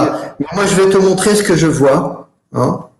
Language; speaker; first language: French; native; French